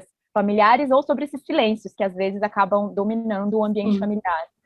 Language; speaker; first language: Portuguese; native; Portuguese